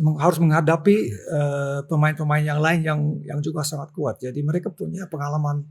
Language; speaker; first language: Indonesian; non-native, local second language; Dutch